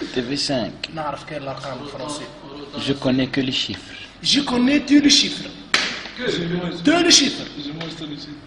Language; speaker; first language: French; non-native, local second language; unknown